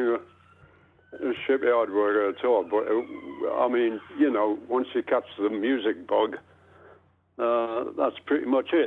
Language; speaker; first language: English; native; English